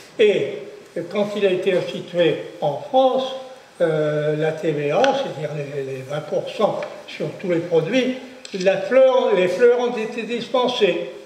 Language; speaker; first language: French; native; French